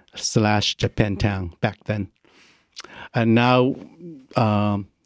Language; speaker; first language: English; non-native, local second language; Cantonese